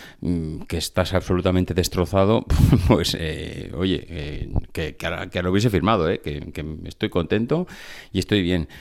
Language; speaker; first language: Spanish; native; Spanish